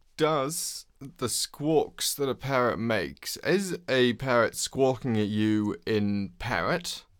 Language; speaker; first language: English; native; English